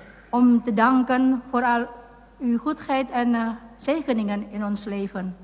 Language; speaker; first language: Dutch; non-native, fluent; Indonesian